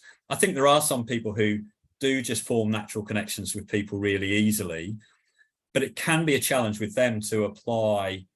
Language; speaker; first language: English; native; English